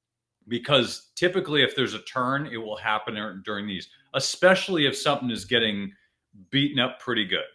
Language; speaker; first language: English; native; English